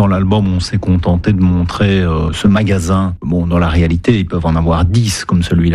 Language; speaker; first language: French; native; French